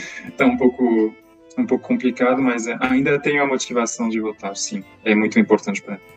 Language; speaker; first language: Portuguese; non-native, fluent; French